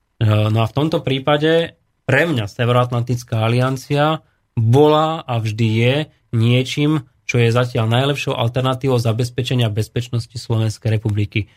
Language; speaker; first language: Slovak; native; Slovak